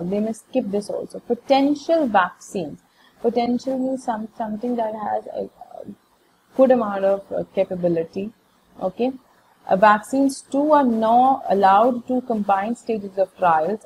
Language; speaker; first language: English; non-native, local second language; Hindi